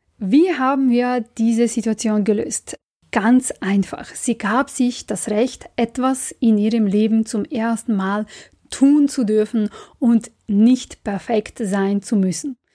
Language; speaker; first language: German; non-native, fluent; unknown